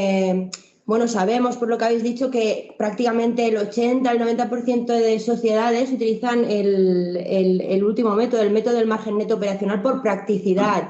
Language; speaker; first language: Spanish; native; Spanish